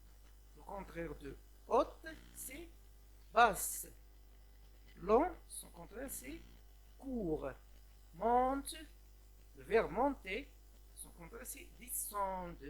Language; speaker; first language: French; non-native, local second language; Arabic